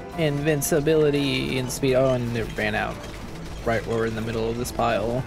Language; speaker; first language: English; native; English